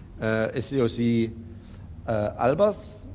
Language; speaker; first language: French; non-native, learner; German